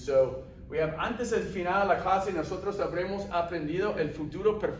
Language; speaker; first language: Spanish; non-native, fluent; English